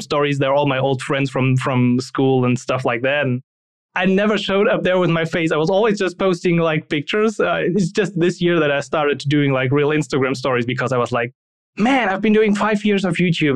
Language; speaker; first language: English; non-native, fluent; German